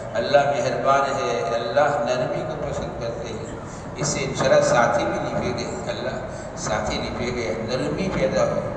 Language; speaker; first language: Urdu; non-native, local second language; Gujarati